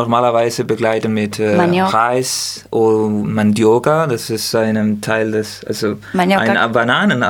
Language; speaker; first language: German; non-native, learner; Spanish